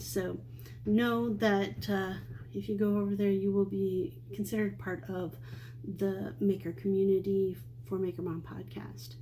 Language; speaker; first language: English; native; English